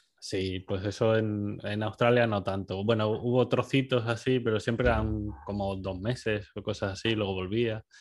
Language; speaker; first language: Spanish; native; Spanish